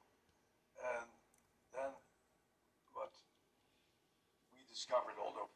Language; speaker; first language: English; non-native, fluent; Dutch